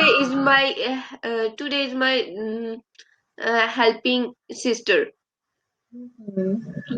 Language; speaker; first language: English; non-native, learner; Urdu